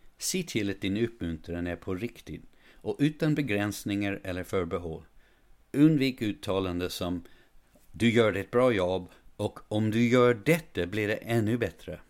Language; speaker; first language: Swedish; non-native, fluent; English